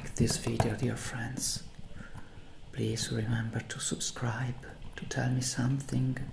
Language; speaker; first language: English; non-native, fluent; Italian